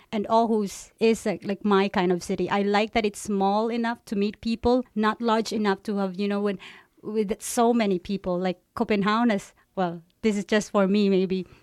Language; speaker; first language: English; non-native, local second language; Cebuano